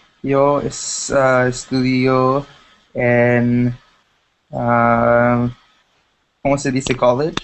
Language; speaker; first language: Spanish; non-native, learner; English